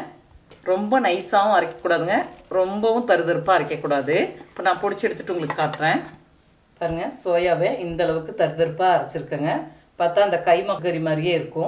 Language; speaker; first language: Tamil; native; Tamil